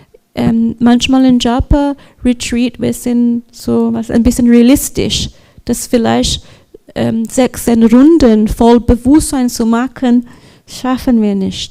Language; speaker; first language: German; non-native, learner; English